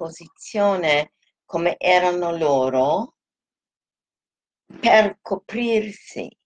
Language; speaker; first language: Italian; non-native, fluent; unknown